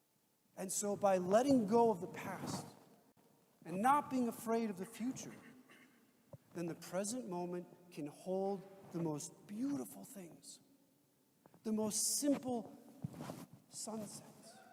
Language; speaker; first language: English; native; English